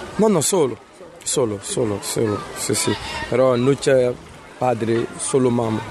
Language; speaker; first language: Italian; non-native, learner; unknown